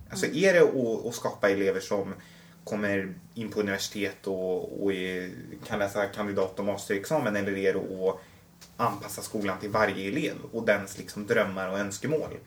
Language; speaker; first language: Swedish; native; Swedish